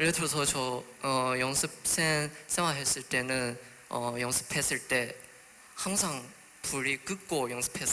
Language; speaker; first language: Korean; non-native, learner; Chinese